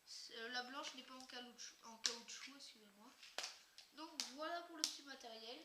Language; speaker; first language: French; native; French